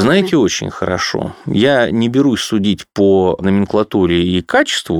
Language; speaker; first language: Russian; native; Russian